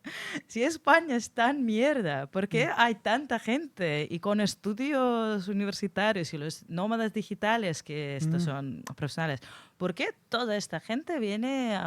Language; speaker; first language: Spanish; non-native, fluent; Russian